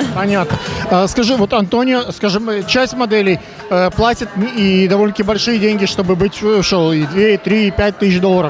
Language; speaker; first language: Russian; native; Russian